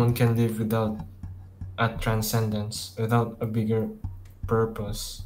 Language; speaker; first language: English; non-native, local second language; Chinese